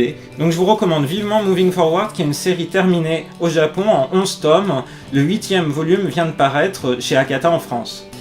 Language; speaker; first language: French; native; French